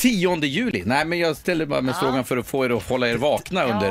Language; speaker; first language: Swedish; native; Swedish